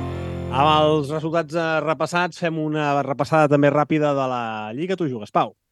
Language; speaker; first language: Catalan; native; Catalan